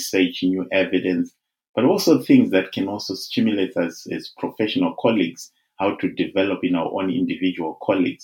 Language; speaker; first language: English; non-native, local second language; Shona